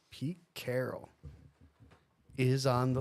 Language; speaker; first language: English; native; English